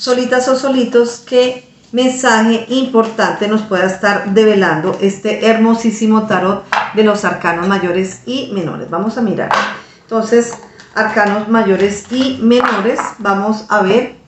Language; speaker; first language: Spanish; native; Spanish